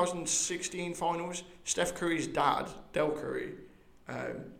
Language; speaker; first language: English; native; English